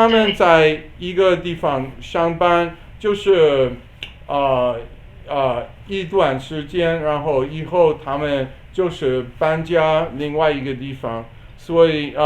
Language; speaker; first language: Chinese; non-native, learner; English